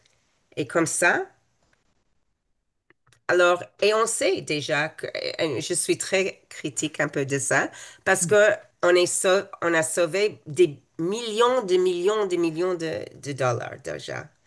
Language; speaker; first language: French; non-native, fluent; English